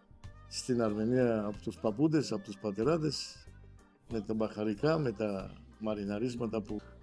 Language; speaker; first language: Greek; non-native, fluent; Armenian